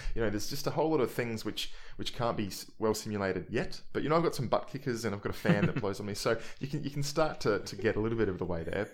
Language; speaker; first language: English; native; English